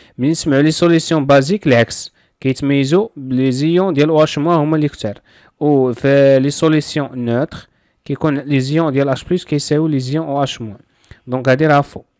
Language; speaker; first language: French; non-native, local second language; Arabic